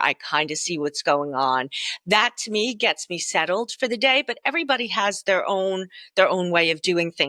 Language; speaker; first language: English; native; English